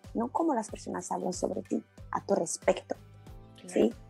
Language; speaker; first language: Spanish; non-native, learner; Portuguese